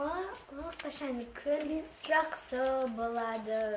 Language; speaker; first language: Kazakh; non-native, local second language; Russian